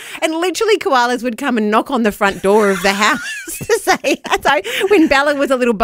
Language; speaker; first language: English; native; English